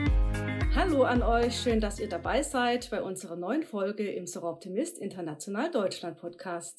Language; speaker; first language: German; native; German